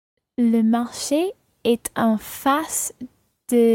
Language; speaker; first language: French; non-native, learner; English